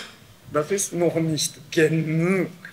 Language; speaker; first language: German; non-native, learner; Japanese